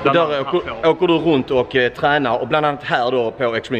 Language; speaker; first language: Swedish; native; Swedish